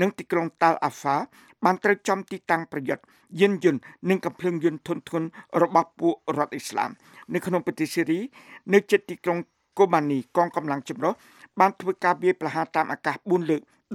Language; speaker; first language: Khmer; native; Khmer